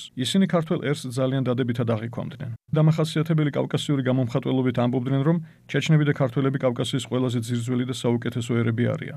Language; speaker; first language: Georgian; native; Georgian